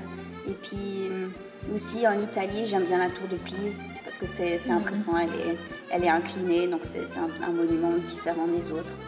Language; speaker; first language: French; early bilingual, heritage; French